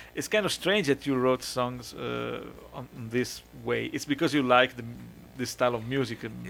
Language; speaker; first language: English; non-native, fluent; Italian